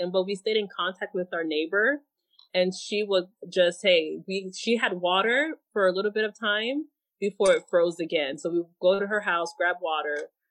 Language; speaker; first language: English; native; English